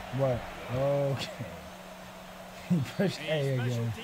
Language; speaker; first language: English; native; English